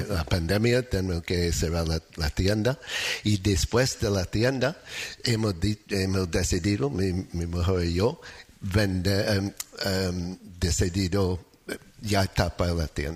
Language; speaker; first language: Spanish; non-native, learner; English